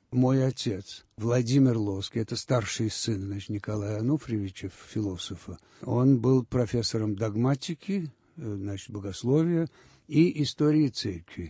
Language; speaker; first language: Russian; early bilingual, heritage; Russian